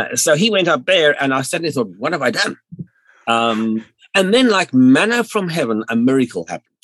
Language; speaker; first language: English; native; English